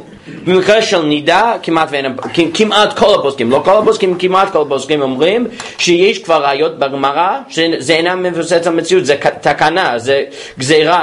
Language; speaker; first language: Hebrew; non-native, fluent; English